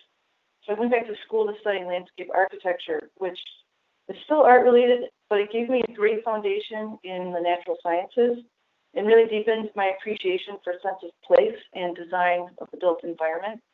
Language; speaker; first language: English; native; English